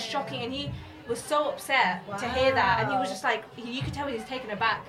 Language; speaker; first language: English; native; English